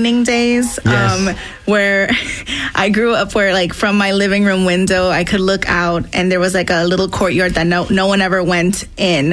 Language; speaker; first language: English; non-native, local second language; Spanish